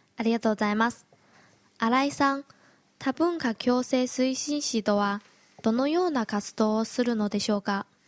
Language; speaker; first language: Japanese; non-native, fluent; Chinese